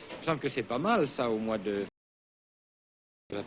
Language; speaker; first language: French; native; French